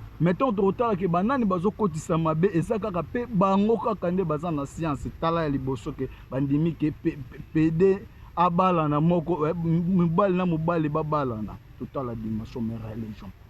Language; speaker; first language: Lingala; non-native, local second language; Kongo